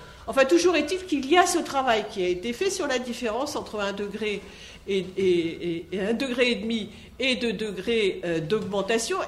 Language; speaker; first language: French; native; French